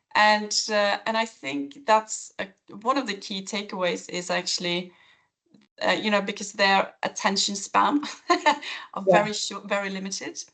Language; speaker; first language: English; non-native, fluent; Norwegian